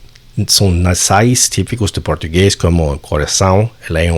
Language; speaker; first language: Portuguese; non-native, fluent; English